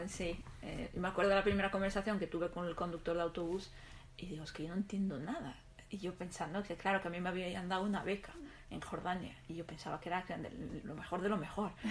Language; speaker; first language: Spanish; non-native, fluent; Arabic